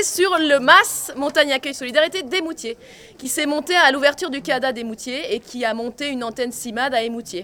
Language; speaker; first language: French; native; French